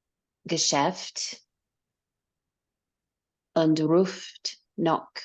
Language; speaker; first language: German; non-native, learner; English